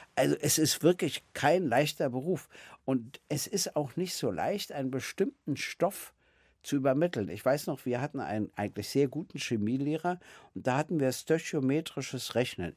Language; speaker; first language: German; native; German